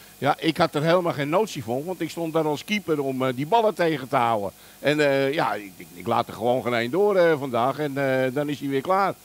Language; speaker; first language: Dutch; early bilingual, other home language; German